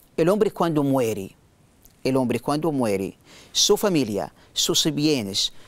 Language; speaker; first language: Spanish; non-native, learner; Arabic